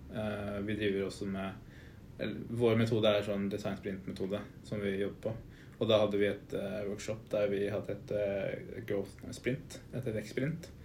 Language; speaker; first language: Norwegian; early bilingual, other home language; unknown